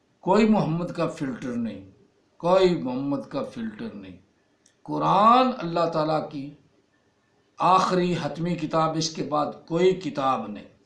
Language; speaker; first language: Urdu; native; Urdu